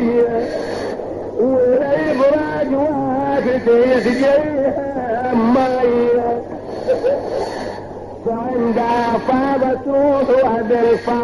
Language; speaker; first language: Arabic; native; Arabic